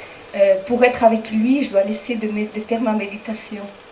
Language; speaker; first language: French; non-native, learner; Spanish